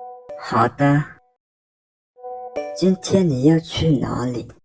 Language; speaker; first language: Chinese; non-native, learner; Lao